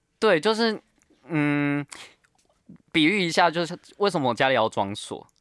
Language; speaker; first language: Chinese; native; Chinese